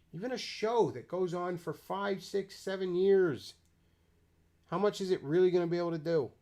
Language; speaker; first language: English; native; English